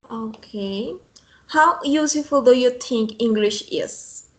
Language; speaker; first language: English; non-native, fluent; Spanish